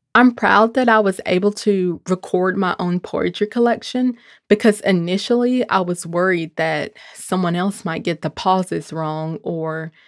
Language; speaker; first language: English; native; English